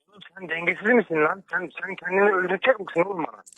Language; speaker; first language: Turkish; native; Turkish